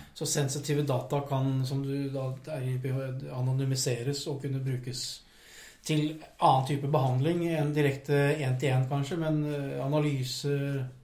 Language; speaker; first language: Norwegian; native; Norwegian